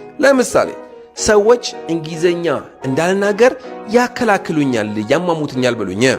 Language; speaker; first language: Amharic; native; Amharic